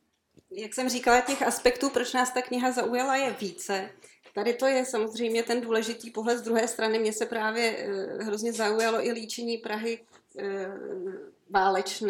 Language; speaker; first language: Czech; native; Czech